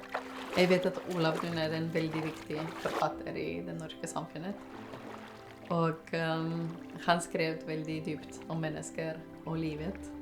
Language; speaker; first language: Norwegian; non-native, fluent; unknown